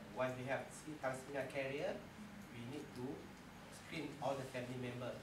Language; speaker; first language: English; non-native, local second language; Malay